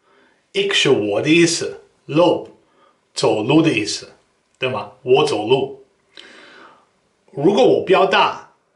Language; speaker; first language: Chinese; non-native, fluent; Dutch